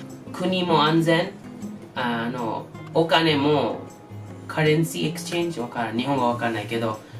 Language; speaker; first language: Japanese; non-native, learner; English